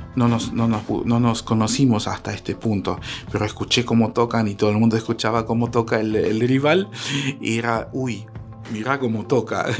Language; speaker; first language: Spanish; non-native, fluent; Russian